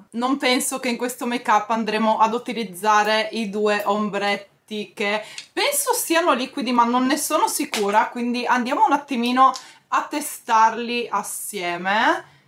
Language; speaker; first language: Italian; native; Italian